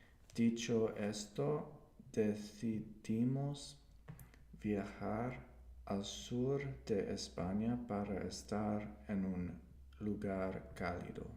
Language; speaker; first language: Spanish; non-native, learner; English